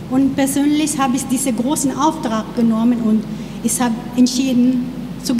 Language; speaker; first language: German; non-native, learner; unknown